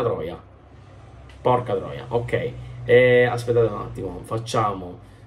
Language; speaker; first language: Italian; native; Italian